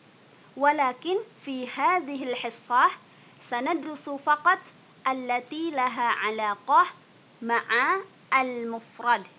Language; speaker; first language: Arabic; non-native, fluent; Indonesian